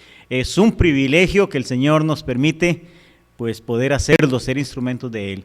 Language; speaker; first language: Spanish; native; Spanish